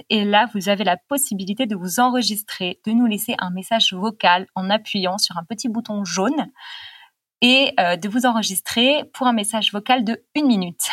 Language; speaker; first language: French; native; French